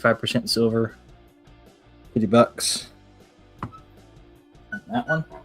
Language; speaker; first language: English; native; English